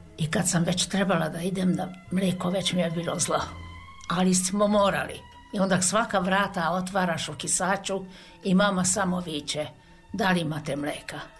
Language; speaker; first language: Serbian; non-native, local second language; Hungarian